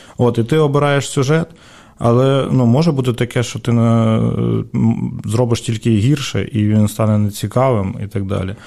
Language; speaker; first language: Ukrainian; native; Ukrainian